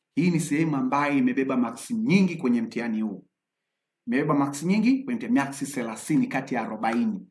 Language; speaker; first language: English; non-native, local second language; Swahili